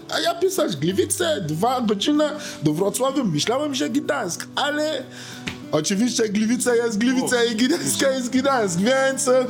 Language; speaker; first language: Polish; non-native, learner; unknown